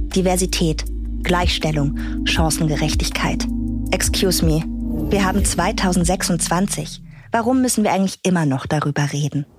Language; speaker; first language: German; native; German